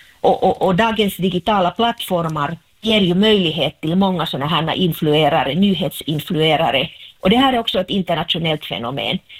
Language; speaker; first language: Swedish; non-native, local second language; Finnish